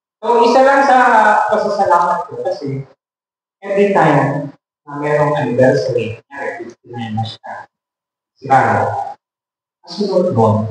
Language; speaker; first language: Filipino; native; Filipino